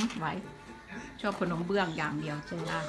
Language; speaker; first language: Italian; non-native, learner; Thai